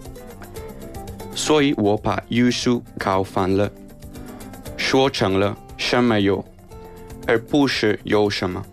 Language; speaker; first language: Chinese; non-native, learner; Spanish